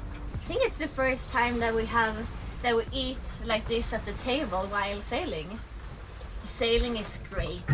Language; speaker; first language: English; non-native, fluent; Swedish